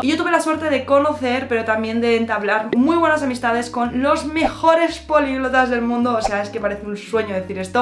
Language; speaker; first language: Spanish; native; Spanish